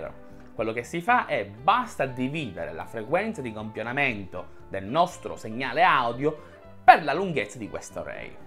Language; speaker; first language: Italian; native; Italian